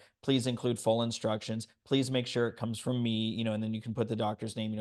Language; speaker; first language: English; native; English